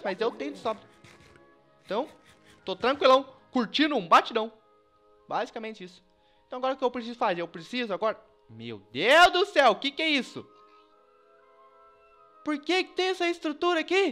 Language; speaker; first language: Portuguese; native; Portuguese